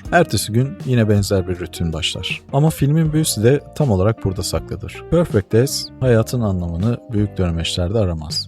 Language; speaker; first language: Turkish; native; Turkish